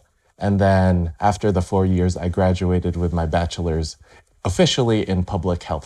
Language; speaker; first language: English; native; English